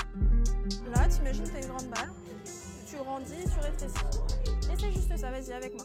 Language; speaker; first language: French; native; French